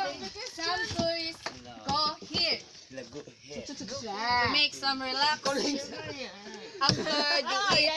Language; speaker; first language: English; non-native, learner; Cebuano